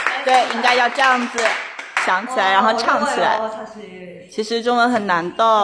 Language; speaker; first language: Chinese; native; Chinese